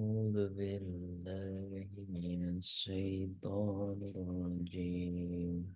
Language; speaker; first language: Arabic; non-native, learner; Indonesian